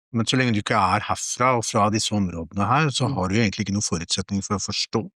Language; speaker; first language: Norwegian; early bilingual, other home language; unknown